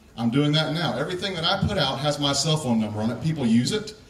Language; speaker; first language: English; native; English